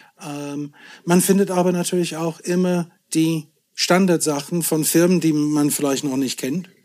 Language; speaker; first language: German; non-native, fluent; English